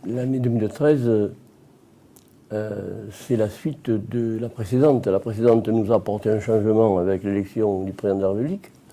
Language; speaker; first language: French; native; French